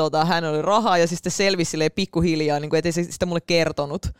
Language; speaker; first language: Finnish; early bilingual, other home language; Russian